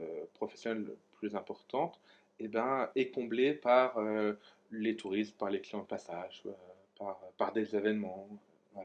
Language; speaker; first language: French; native; French